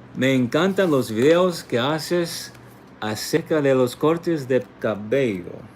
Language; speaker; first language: Spanish; non-native, learner; English